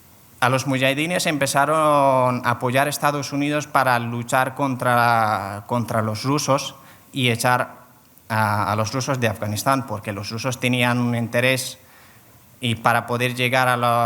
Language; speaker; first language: Spanish; non-native, fluent; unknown